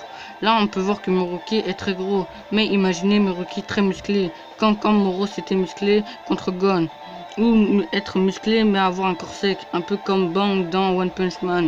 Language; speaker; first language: French; native; French